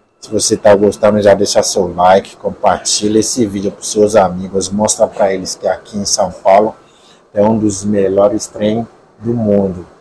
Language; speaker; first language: Portuguese; non-native, learner; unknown